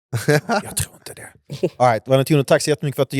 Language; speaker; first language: Swedish; native; Swedish